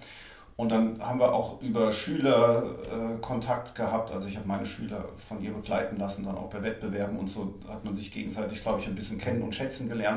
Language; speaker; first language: German; native; German